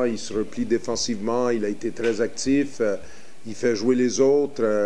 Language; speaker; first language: French; native; French